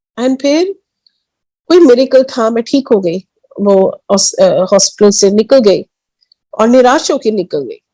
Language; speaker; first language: Hindi; early bilingual, heritage; Hindi